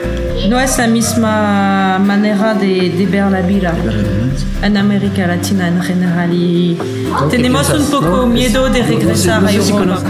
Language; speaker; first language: Spanish; non-native, learner; French